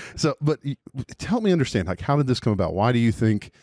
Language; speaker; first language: English; native; English